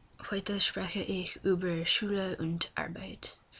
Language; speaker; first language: German; non-native, learner; English